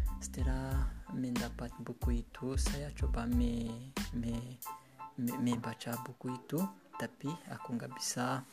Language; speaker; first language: Indonesian; non-native, learner; Kinyarwanda